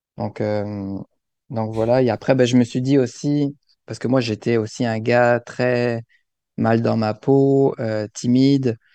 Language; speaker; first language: French; native; French